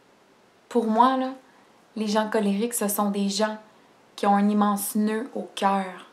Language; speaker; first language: French; native; French